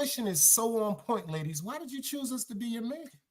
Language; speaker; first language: English; native; English